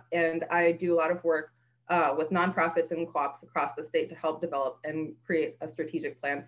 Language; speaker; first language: English; native; English